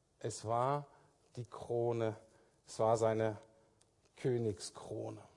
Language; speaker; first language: German; native; German